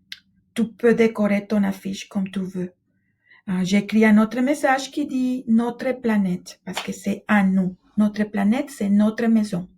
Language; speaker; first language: French; non-native, fluent; Spanish